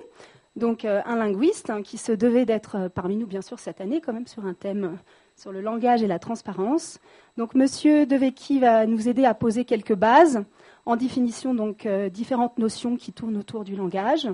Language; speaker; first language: French; native; French